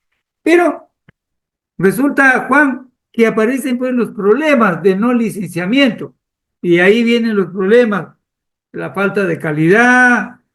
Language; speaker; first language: Spanish; native; Spanish